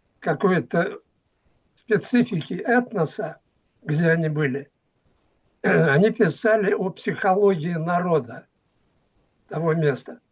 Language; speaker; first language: Russian; native; Russian